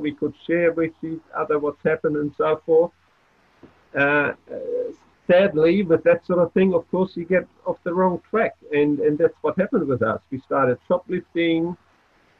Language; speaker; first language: English; non-native, fluent; German